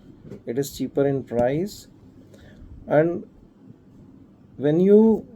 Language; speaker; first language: English; non-native, local second language; Hindi